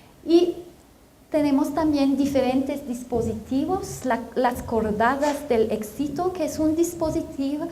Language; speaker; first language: Spanish; non-native, fluent; French